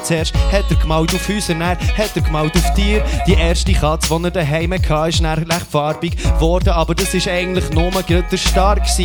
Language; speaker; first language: German; native; German